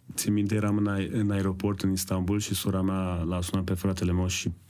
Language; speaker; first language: Romanian; early bilingual, other home language; Persian